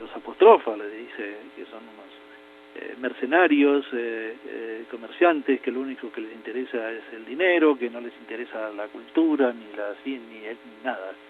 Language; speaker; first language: Spanish; native; Spanish